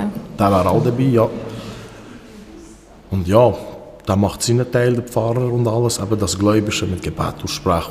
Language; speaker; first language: German; early bilingual, other home language; Albanian